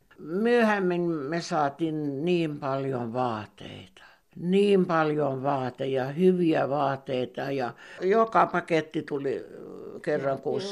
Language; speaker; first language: Finnish; non-native, local second language; Swedish